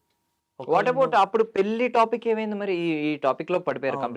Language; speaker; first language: Telugu; native; Telugu